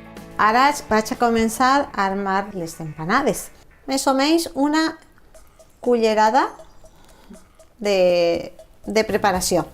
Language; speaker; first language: Catalan; non-native, fluent; Spanish